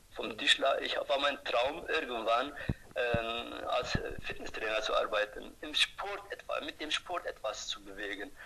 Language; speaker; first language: German; non-native, fluent; Turkish